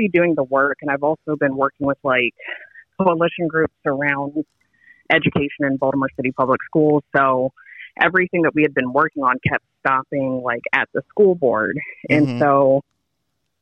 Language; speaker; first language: English; native; English